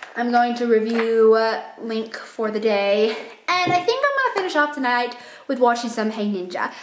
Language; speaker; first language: English; native; English